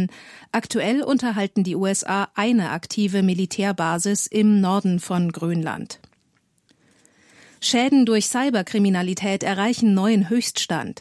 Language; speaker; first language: German; native; German